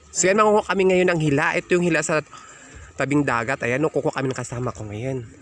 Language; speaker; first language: Filipino; non-native, local second language; Hiligaynon